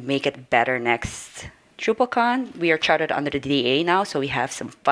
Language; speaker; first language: English; non-native, fluent; Dutch